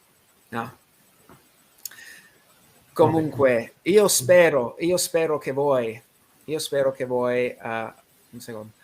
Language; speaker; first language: Italian; non-native, learner; English